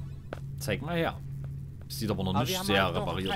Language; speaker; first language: German; native; German